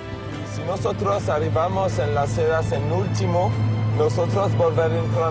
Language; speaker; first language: Spanish; non-native, learner; French